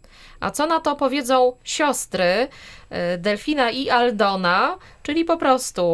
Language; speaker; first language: Polish; native; Polish